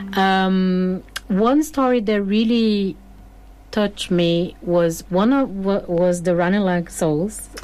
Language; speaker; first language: English; non-native, fluent; Portuguese